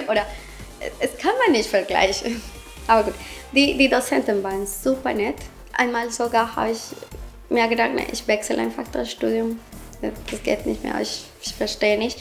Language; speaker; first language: German; non-native, fluent; Spanish